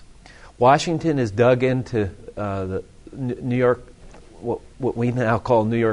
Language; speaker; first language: English; native; English